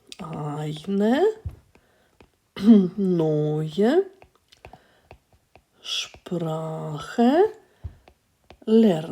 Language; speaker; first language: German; non-native, fluent; Ukrainian